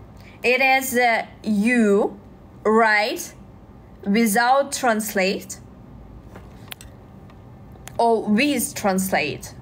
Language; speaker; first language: English; non-native, learner; Russian